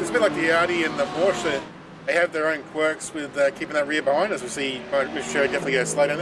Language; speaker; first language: English; native; English